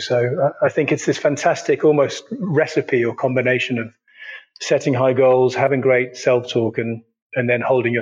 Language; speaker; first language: English; native; English